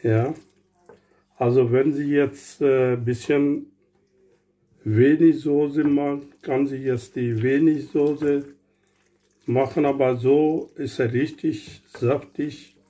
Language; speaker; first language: German; non-native, learner; Urdu